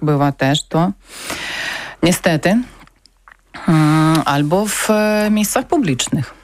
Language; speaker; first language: Polish; non-native, learner; Ukrainian